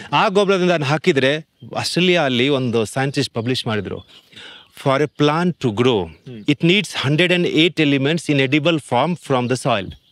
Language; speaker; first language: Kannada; non-native, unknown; Hindi